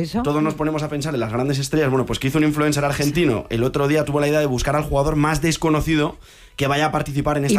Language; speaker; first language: Spanish; native; Spanish